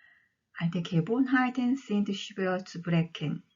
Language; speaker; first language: German; non-native, fluent; Korean